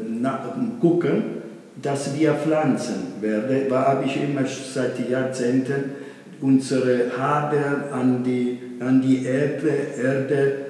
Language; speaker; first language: German; non-native, learner; Italian